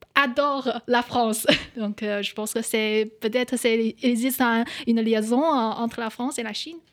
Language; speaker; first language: French; non-native, fluent; Chinese